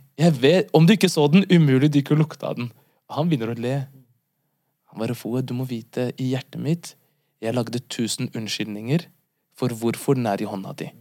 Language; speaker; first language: Norwegian; early bilingual, other home language; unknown